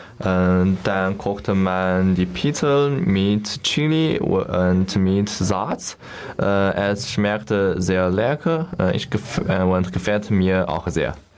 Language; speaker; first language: German; non-native, learner; Chinese